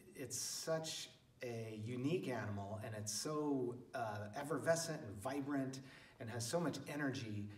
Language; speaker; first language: English; native; English